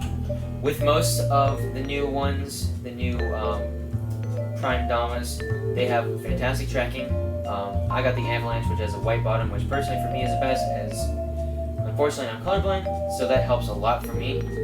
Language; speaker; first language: English; native; English